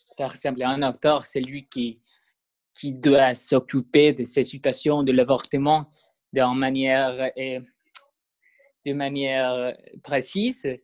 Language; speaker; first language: French; non-native, learner; Spanish